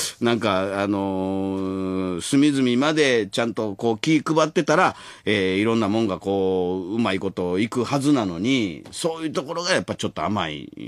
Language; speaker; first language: Japanese; native; Japanese